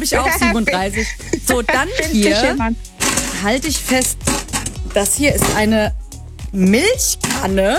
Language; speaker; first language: German; native; German